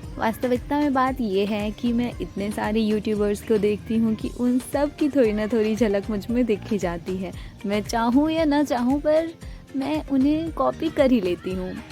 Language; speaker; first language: Hindi; non-native, local second language; Maithili